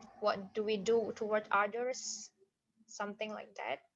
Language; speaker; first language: English; non-native, fluent; Indonesian